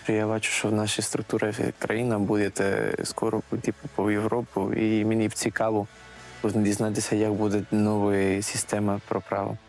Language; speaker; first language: Ukrainian; non-native, learner; Spanish